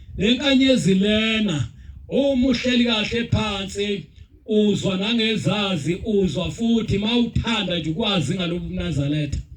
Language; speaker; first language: Zulu; native; Zulu